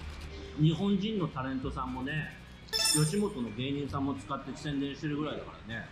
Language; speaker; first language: Japanese; native; Japanese